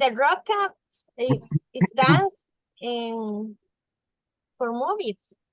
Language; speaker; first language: English; non-native, learner; Spanish